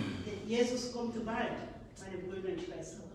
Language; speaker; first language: German; non-native, fluent; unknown